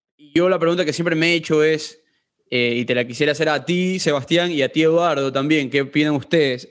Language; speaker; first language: Spanish; native; Spanish